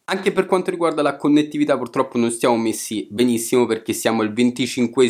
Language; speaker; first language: Italian; native; Italian